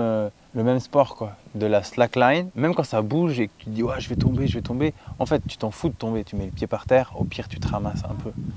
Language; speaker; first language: French; native; French